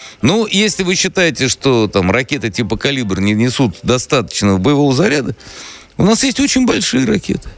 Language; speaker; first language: Russian; native; Russian